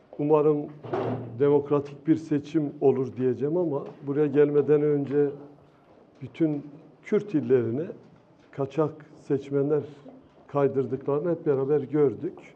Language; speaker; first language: Turkish; non-native, local second language; Kurdish